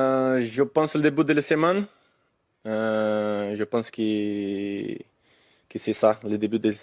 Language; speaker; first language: French; non-native, learner; Portuguese